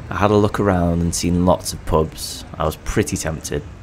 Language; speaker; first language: English; native; English